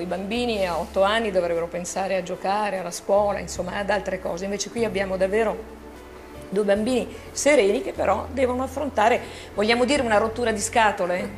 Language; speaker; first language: Italian; native; Italian